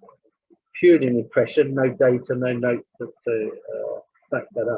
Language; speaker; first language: English; native; English